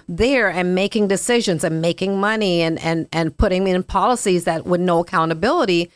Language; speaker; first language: English; native; English